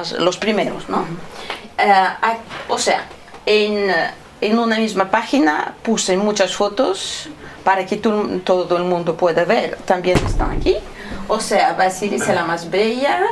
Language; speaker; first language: Spanish; non-native, fluent; Russian